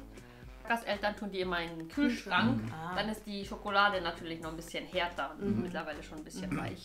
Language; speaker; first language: German; native; German